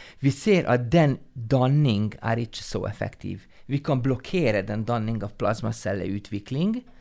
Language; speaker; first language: Norwegian; non-native, fluent; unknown